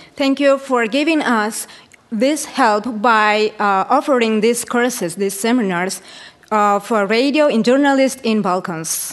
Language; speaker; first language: English; non-native, fluent; Romanian